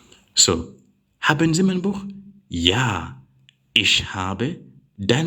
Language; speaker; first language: German; non-native, learner; English